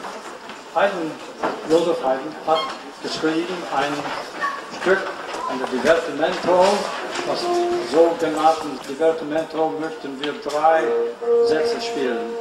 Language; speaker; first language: German; non-native, learner; English